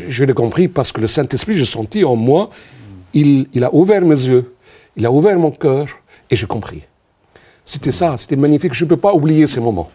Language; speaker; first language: French; non-native, local second language; Arabic